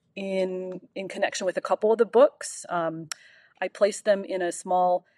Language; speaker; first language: English; native; English